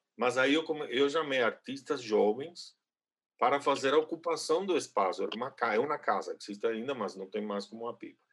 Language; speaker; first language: Portuguese; non-native, fluent; Spanish